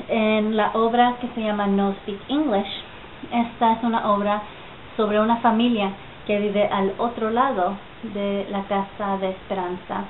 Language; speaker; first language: Spanish; early bilingual, heritage; Spanish